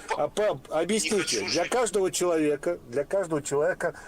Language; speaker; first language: Russian; native; Russian